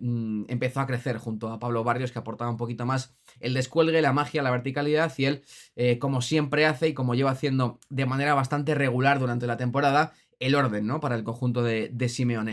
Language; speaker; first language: Spanish; native; Spanish